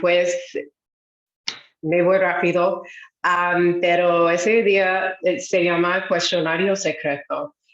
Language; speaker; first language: Spanish; non-native, fluent; English